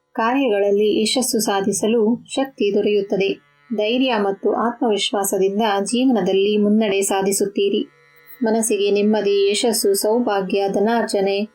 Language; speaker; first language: Kannada; native; Kannada